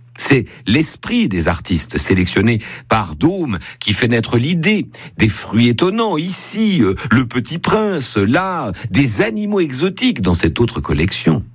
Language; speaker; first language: French; native; French